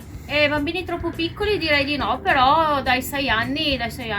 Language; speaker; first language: Italian; native; Italian